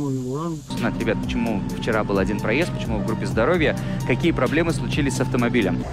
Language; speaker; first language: Russian; native; Russian